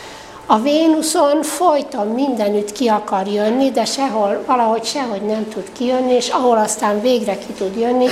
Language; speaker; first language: Hungarian; native; Hungarian